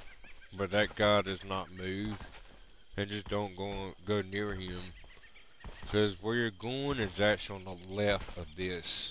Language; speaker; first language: English; native; English